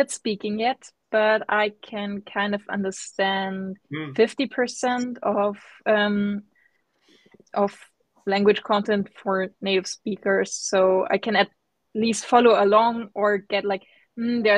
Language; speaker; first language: English; non-native, fluent; German